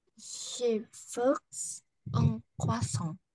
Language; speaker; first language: French; non-native, learner; Indonesian